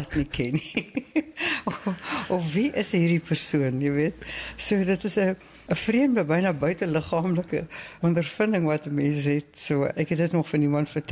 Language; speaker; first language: Afrikaans; native; Afrikaans